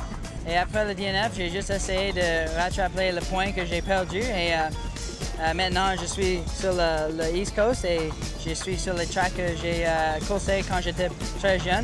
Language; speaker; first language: French; non-native, learner; English